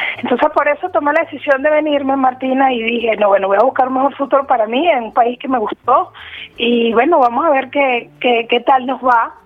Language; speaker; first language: Spanish; native; Spanish